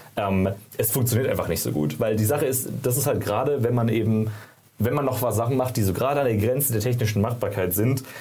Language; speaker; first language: German; native; German